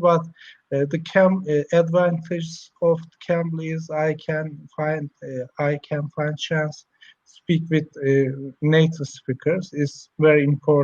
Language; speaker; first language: English; non-native, learner; Turkish